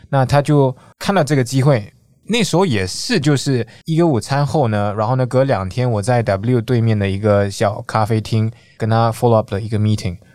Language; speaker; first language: Chinese; native; Chinese